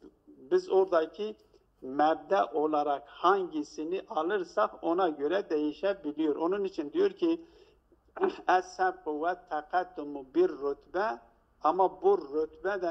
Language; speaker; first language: Turkish; native; Turkish